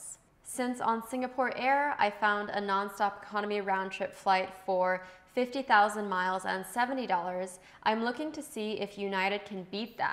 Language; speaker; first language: English; native; English